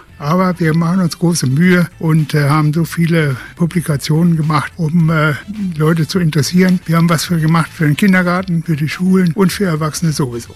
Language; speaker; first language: German; native; German